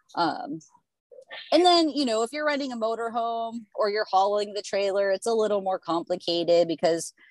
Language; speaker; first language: English; native; English